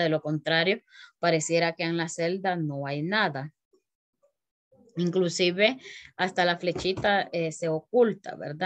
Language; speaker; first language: Spanish; native; Spanish